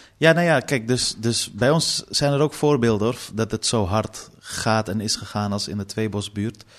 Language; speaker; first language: Dutch; early bilingual, other home language; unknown